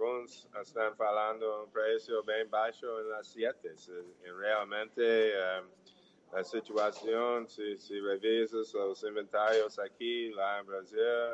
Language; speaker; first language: Portuguese; non-native, fluent; English